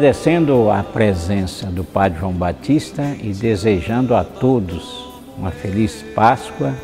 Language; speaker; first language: Portuguese; native; Portuguese